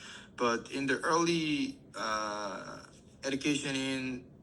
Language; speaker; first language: English; non-native, learner; Korean